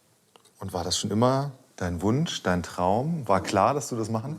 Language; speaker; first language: German; native; German